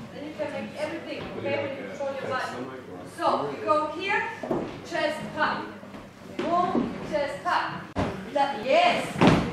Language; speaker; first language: English; non-native, fluent; German